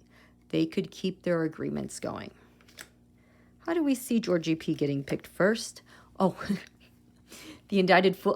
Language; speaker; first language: English; native; English